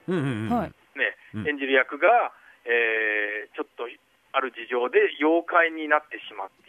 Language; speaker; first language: Japanese; native; Japanese